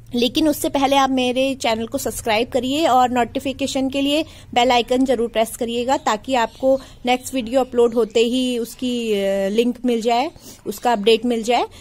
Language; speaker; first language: Hindi; native; Hindi